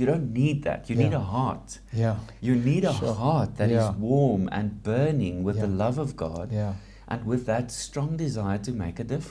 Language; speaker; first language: English; non-native, local second language; Afrikaans